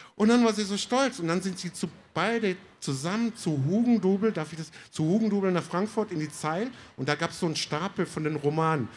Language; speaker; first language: German; early bilingual, other home language; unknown